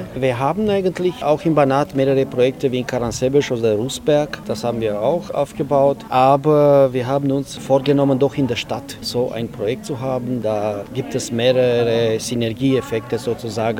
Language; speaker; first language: German; non-native, fluent; Romanian